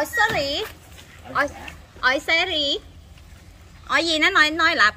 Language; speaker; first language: Vietnamese; non-native, learner; Thai